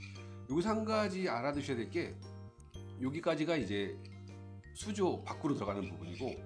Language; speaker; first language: Korean; native; Korean